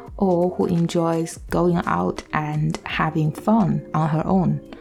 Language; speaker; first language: English; non-native, fluent; Chinese